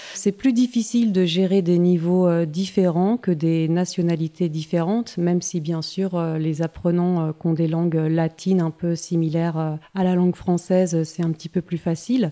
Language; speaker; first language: French; native; French